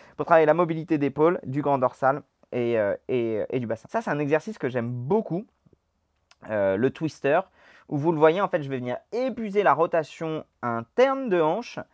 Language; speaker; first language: French; native; French